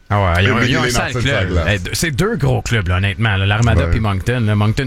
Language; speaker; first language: French; native; French